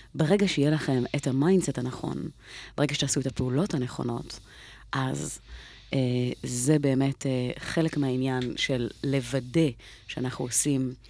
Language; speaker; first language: Hebrew; native; Hebrew